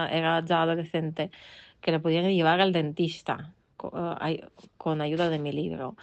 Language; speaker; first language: Spanish; non-native, fluent; Russian